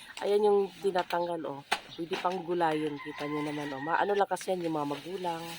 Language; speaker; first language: Filipino; native; Filipino